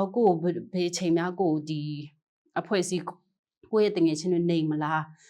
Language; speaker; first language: Burmese; non-native, local second language; Kachin